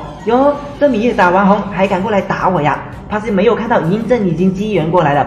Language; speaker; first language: Chinese; native; Chinese